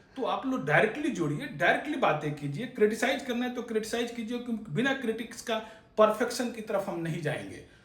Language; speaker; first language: Hindi; native; Hindi